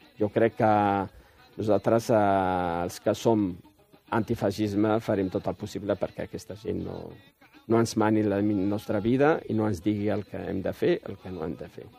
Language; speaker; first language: Catalan; non-native, fluent; Riffian